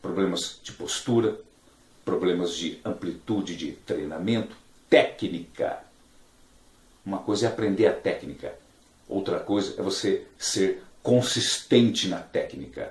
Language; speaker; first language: Portuguese; native; Portuguese